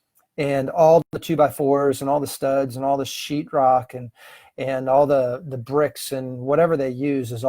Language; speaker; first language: English; native; English